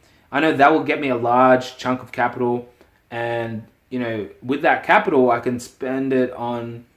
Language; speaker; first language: English; native; English